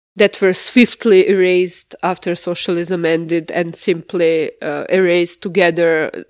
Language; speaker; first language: English; non-native, fluent; Serbian